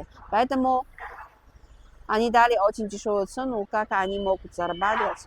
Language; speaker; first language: Russian; non-native, learner; Chinese